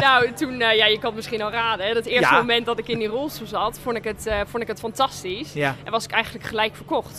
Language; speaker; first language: Dutch; native; Dutch